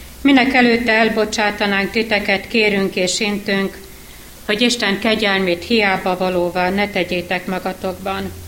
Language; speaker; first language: Hungarian; native; Hungarian